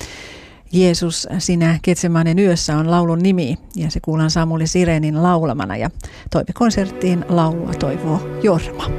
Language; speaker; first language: Finnish; native; Finnish